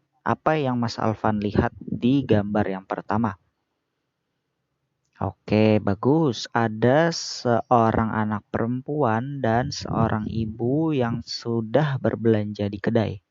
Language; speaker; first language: Indonesian; native; Indonesian